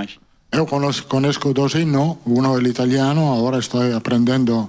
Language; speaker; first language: Portuguese; non-native, learner; Italian